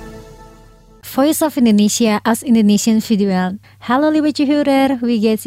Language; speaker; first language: German; non-native, fluent; Indonesian